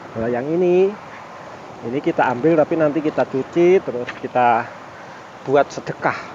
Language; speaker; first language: Indonesian; non-native, local second language; Javanese